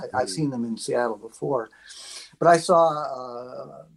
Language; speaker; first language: English; native; English